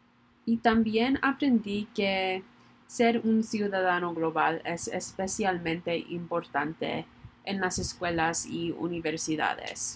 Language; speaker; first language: Spanish; non-native, learner; English